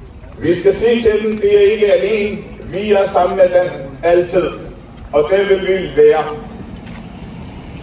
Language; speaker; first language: Danish; non-native, fluent; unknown